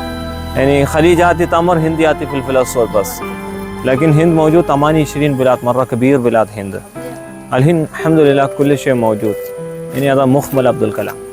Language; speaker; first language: Arabic; non-native, learner; Malayalam